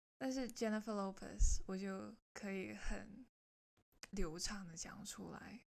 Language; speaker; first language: Chinese; non-native, local second language; Cantonese